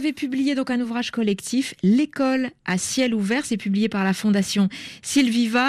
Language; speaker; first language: French; native; French